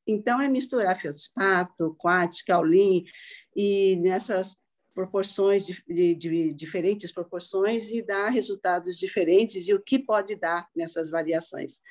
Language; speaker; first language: Portuguese; early bilingual, other home language; Cantonese